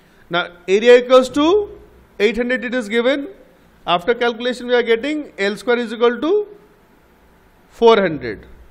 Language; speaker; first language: English; non-native, local second language; Bangla